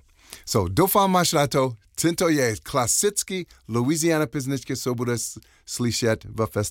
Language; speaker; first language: Czech; non-native, fluent; English